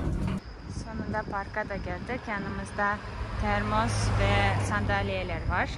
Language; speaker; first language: Turkish; non-native, fluent; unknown